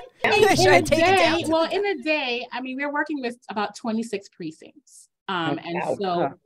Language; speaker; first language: English; native; English